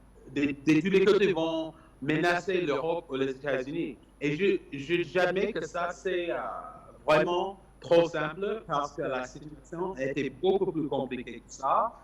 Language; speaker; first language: French; non-native, fluent; English